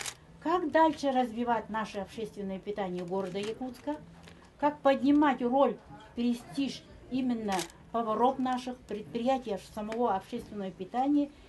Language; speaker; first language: Russian; native; Russian